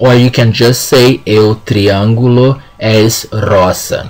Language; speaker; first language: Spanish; non-native, fluent; Portuguese